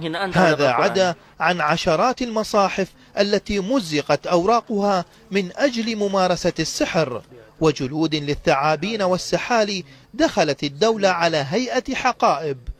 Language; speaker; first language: Arabic; native; Arabic